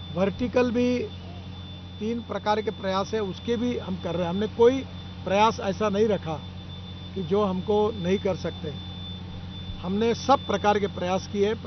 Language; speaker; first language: Hindi; non-native, local second language; Marathi